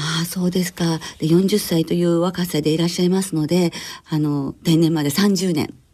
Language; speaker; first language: Japanese; native; Japanese